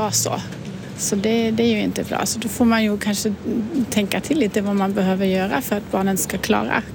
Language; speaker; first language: Swedish; non-native, fluent; German